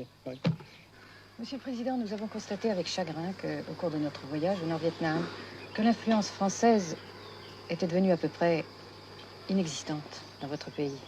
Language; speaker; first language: French; native; French